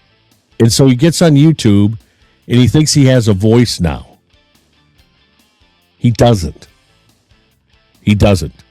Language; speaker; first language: English; native; English